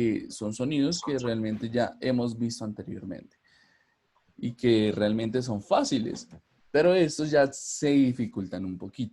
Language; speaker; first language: Spanish; native; Spanish